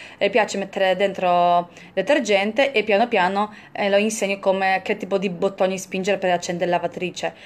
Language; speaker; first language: Italian; non-native, fluent; Polish